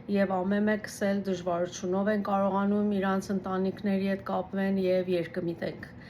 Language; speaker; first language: Armenian; early bilingual, heritage; Armenian